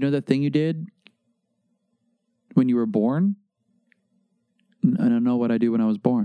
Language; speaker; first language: English; native; English